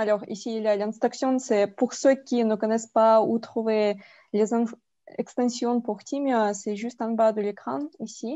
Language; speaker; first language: French; non-native, fluent; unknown